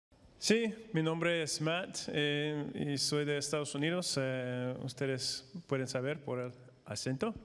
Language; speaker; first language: Spanish; non-native, fluent; English